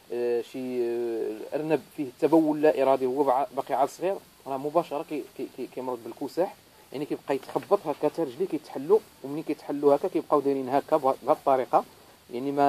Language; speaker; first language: Arabic; native; Arabic